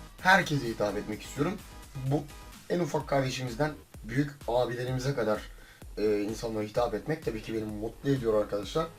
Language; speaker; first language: Turkish; native; Turkish